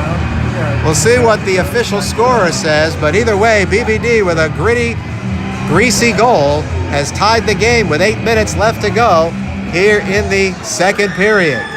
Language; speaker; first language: English; native; English